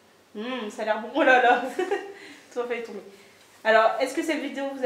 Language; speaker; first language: French; native; French